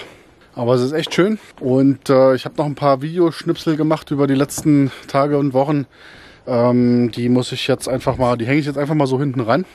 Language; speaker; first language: German; native; German